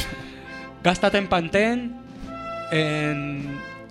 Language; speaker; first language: Spanish; native; Spanish